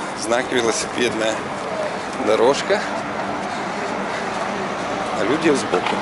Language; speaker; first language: Russian; native; Russian